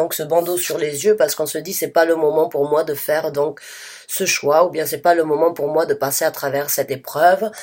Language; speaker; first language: French; native; French